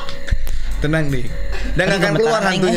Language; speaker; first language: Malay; non-native, local second language; Sundanese